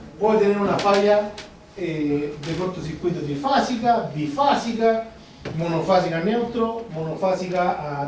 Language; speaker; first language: Spanish; native; Spanish